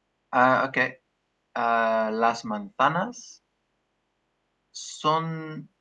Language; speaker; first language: Spanish; non-native, learner; English